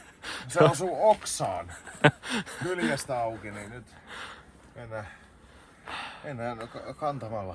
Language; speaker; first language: Finnish; native; Finnish